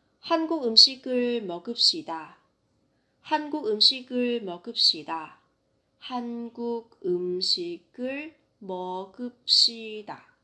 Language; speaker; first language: Korean; non-native, fluent; Vietnamese